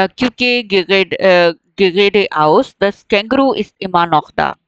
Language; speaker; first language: German; non-native, fluent; Hindi